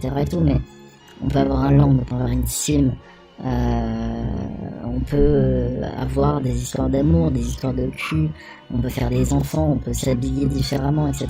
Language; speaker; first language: French; native; French